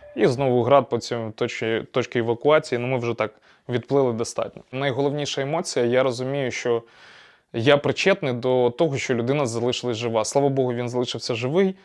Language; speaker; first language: Ukrainian; non-native, local second language; Russian